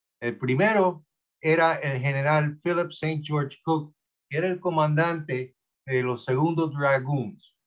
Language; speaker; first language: Spanish; early bilingual, heritage; Spanish